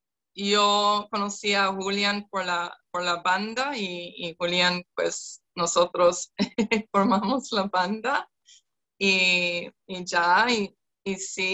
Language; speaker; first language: Spanish; non-native, fluent; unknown